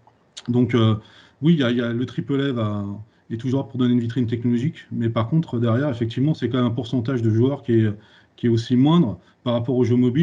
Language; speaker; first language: French; native; French